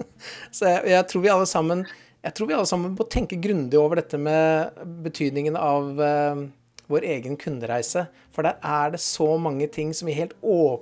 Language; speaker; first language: Norwegian; native; Norwegian